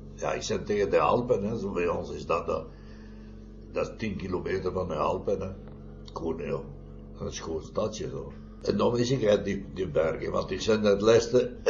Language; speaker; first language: Dutch; non-native, fluent; Italian